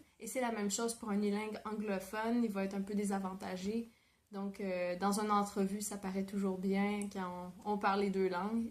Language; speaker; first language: French; native; French